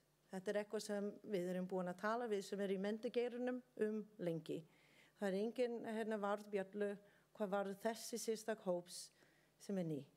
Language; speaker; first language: Icelandic; non-native, learner; English